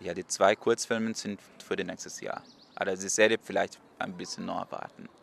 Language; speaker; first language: German; non-native, learner; Portuguese